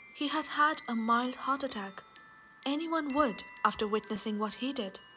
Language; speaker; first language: English; non-native, local second language; Hindi